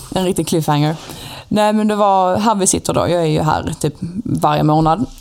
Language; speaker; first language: Swedish; native; Swedish